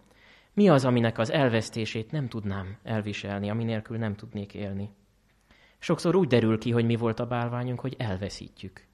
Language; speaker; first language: Hungarian; native; Hungarian